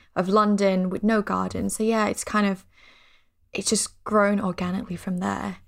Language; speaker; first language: English; non-native, fluent; Thai